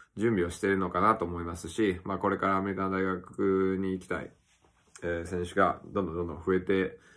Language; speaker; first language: Japanese; early bilingual, other home language; English